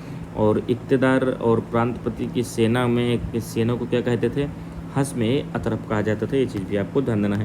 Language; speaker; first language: Hindi; native; Hindi